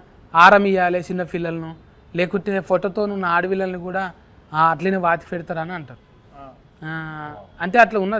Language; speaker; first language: Telugu; native; Telugu